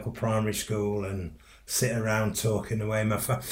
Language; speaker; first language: English; native; English